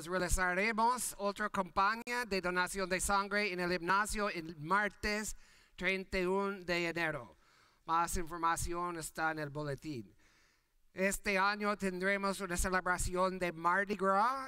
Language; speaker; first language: Spanish; non-native, learner; English